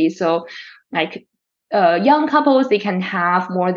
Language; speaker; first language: English; non-native, fluent; Chinese